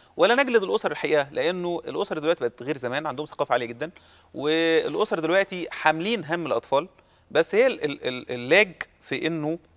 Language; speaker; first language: Arabic; native; Arabic